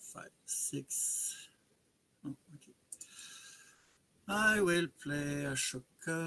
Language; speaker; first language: English; non-native, fluent; French